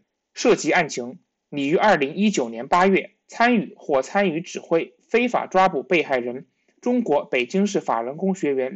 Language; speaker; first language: Chinese; native; Chinese